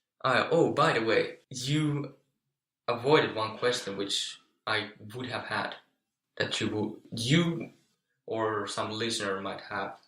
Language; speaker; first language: English; non-native, fluent; Finnish